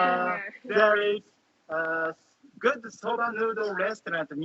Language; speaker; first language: English; non-native, learner; Japanese